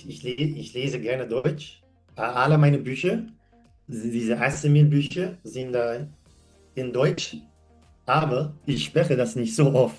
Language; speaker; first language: German; non-native, learner; English